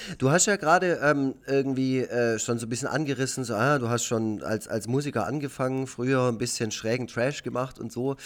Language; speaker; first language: German; native; German